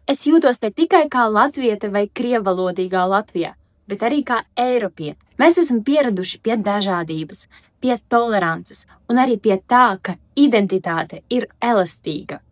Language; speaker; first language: Latvian; non-native, local second language; Russian